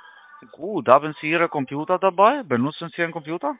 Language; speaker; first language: German; non-native, learner; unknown